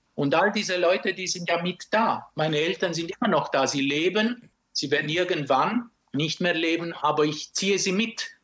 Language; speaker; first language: German; early bilingual, other home language; Romanian